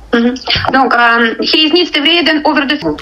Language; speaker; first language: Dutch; non-native, fluent; Russian